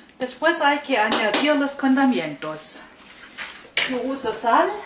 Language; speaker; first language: Spanish; non-native, learner; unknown